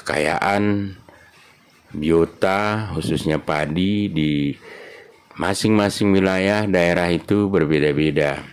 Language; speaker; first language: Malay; non-native, local second language; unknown